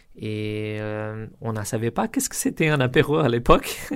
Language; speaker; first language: French; non-native, learner; Portuguese